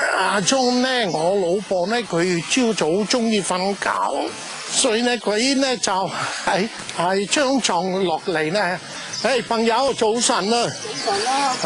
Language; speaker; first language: Cantonese; non-native, fluent; Italian